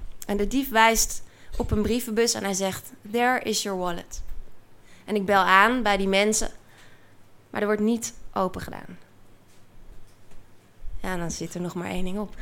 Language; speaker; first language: Dutch; native; Dutch